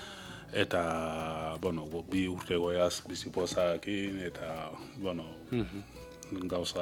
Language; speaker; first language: Basque; non-native, learner; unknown